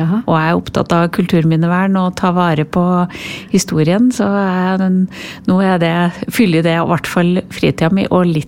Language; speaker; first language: Norwegian; native; Norwegian